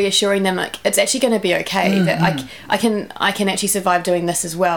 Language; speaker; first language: English; native; English